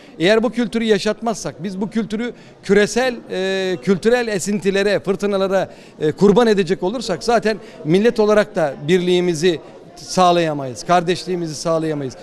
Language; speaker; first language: Turkish; native; Turkish